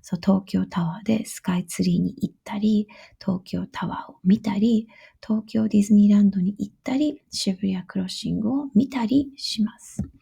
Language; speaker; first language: Japanese; non-native, fluent; English